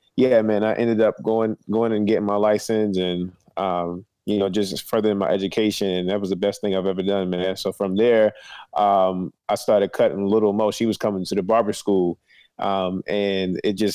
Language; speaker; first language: English; native; English